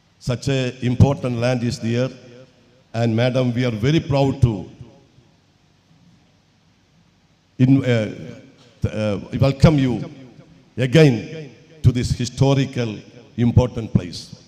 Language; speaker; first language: English; non-native, local second language; Malayalam